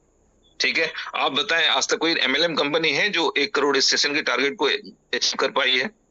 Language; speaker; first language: Hindi; native; Hindi